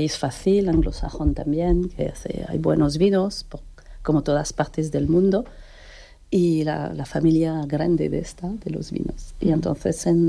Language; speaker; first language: Spanish; non-native, fluent; French